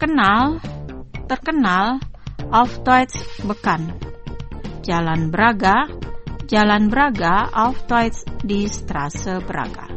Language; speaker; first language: German; non-native, fluent; Indonesian